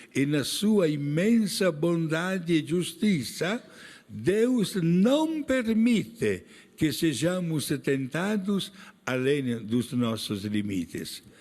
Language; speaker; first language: Portuguese; non-native, fluent; Italian